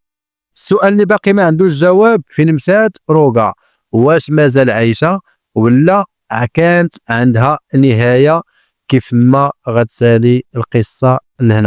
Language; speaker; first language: Arabic; native; Arabic